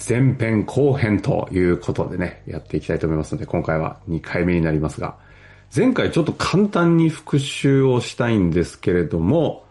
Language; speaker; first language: Japanese; native; Japanese